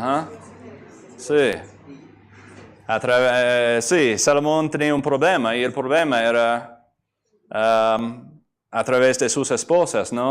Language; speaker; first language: Spanish; non-native, fluent; English